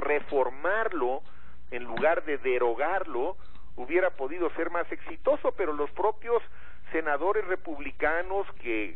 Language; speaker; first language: Spanish; native; Spanish